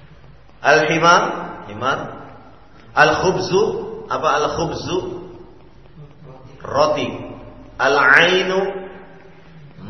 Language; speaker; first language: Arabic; non-native, fluent; Indonesian